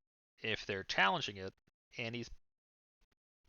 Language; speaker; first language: English; native; English